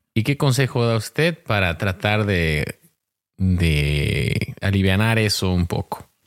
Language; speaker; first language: Spanish; early bilingual, heritage; Spanish